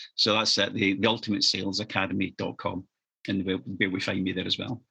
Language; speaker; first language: English; native; English